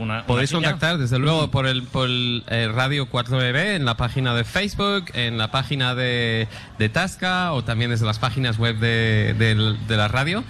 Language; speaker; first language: Spanish; native; Spanish